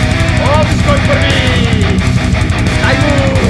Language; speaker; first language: Bulgarian; native; Bulgarian